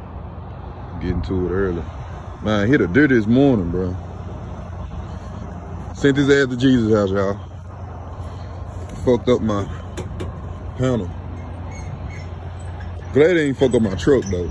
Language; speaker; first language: English; native; English